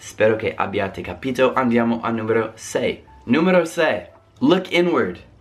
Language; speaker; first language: Italian; non-native, fluent; English